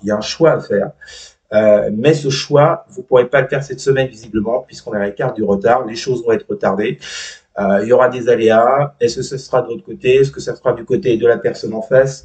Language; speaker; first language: French; native; French